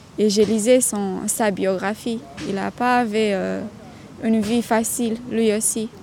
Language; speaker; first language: French; non-native, learner; Romanian